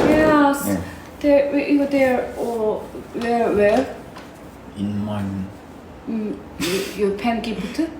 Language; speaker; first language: English; non-native, learner; Korean